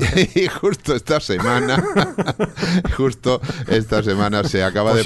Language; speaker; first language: Spanish; native; Spanish